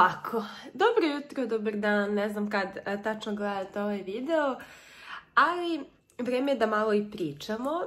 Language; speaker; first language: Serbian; early bilingual, heritage; Serbian